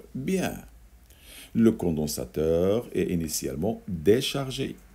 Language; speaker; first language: French; non-native, local second language; Arabic